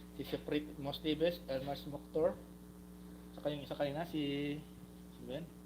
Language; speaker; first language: Filipino; non-native, local second language; Hiligaynon